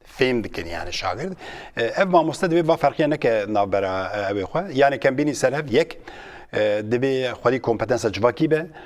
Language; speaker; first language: Kurdish; native; Kurdish